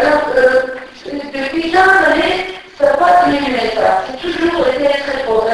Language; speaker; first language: French; non-native, fluent; Turkish